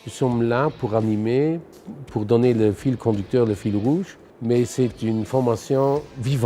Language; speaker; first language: French; non-native, local second language; Luxembourgish